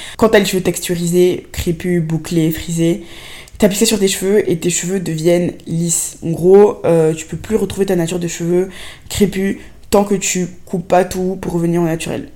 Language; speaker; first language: French; native; French